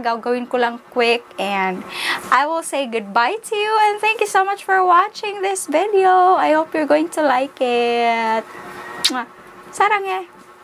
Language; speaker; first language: English; non-native, local second language; Filipino